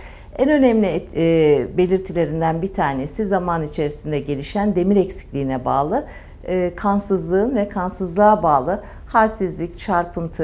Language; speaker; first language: Turkish; native; Turkish